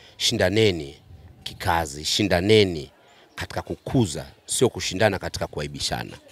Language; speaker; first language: Swahili; native; Swahili